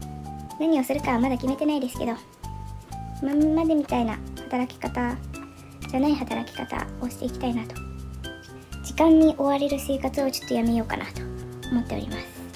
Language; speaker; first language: Japanese; native; Japanese